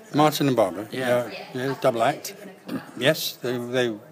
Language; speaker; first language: English; native; English